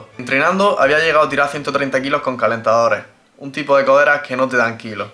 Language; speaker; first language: Spanish; native; Spanish